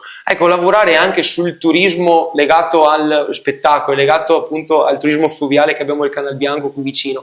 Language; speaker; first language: Italian; native; Italian